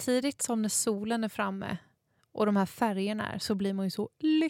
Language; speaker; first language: Swedish; native; Swedish